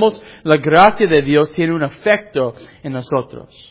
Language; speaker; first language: Spanish; non-native, learner; English